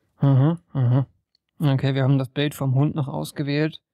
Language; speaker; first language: German; native; German